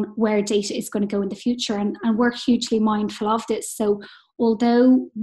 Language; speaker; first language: English; native; English